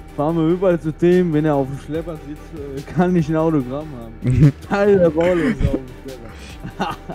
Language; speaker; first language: German; early bilingual, other home language; Turkish